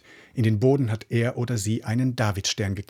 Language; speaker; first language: German; native; German